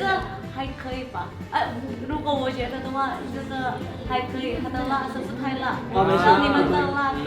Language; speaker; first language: Chinese; non-native, fluent; Indonesian